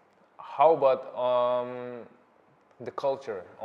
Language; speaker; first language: English; non-native, learner; Indonesian